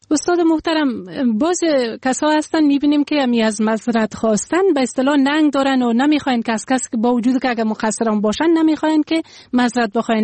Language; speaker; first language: Persian; native; Persian